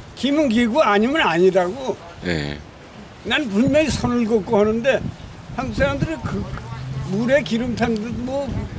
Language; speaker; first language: Korean; native; Korean